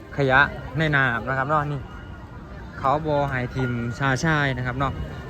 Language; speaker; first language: Thai; non-native, local second language; Lao